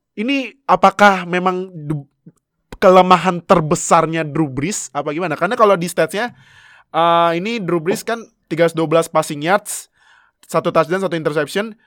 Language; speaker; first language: Indonesian; native; Indonesian